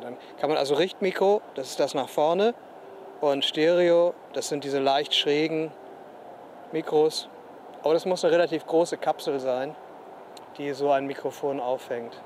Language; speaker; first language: German; native; German